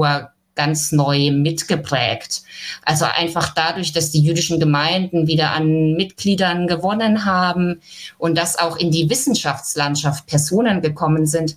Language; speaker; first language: German; native; German